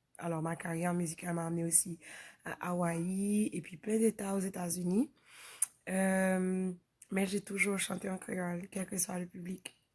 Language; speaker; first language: French; non-native, local second language; Haitian Creole